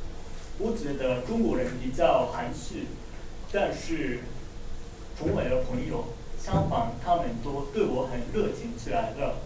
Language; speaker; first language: Chinese; non-native, learner; Japanese